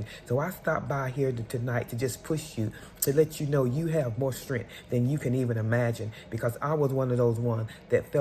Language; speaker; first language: English; native; English